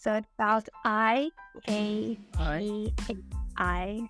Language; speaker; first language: English; native; English